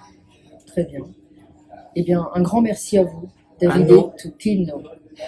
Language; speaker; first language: French; native; French